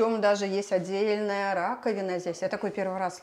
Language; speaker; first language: Russian; native; Russian